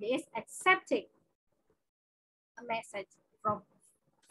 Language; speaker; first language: English; non-native, fluent; Indonesian